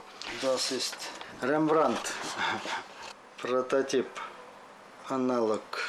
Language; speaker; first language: German; non-native, learner; Russian